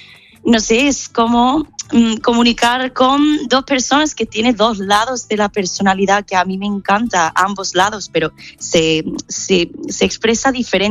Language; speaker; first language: Spanish; non-native, fluent; English